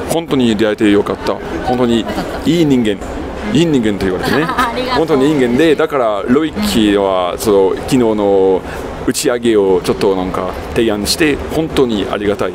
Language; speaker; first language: Japanese; non-native, fluent; French